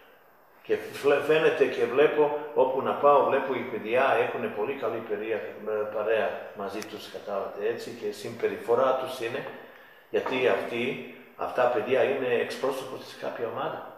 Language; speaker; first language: Greek; non-native, fluent; Serbian